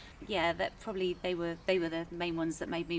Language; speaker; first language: English; native; English